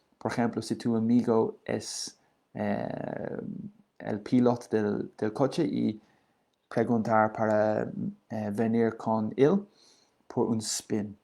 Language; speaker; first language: Spanish; non-native, learner; English